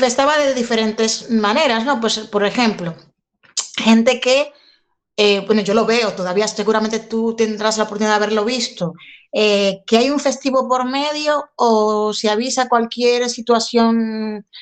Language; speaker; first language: Spanish; native; Spanish